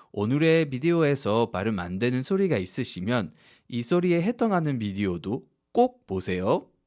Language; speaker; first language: Korean; non-native, fluent; French